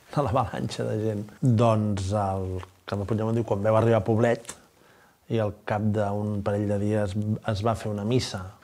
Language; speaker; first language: Catalan; native; Catalan